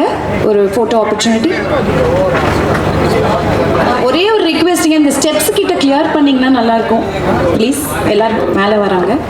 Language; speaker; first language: Tamil; native; Tamil